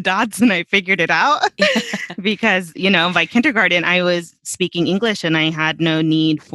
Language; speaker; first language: English; early bilingual, other home language; Spanish